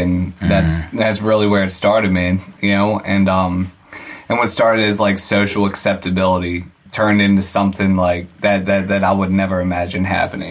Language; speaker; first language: English; native; English